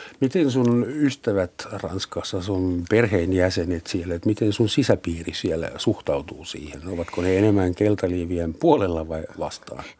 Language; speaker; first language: Finnish; non-native, fluent; German